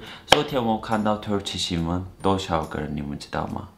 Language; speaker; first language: Chinese; non-native, fluent; Turkish